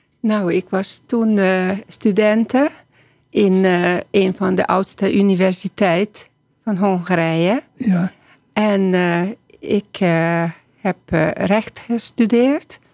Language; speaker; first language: Dutch; non-native, fluent; Hungarian